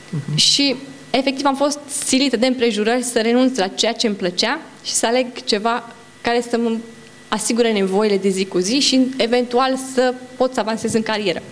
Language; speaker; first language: Romanian; native; Romanian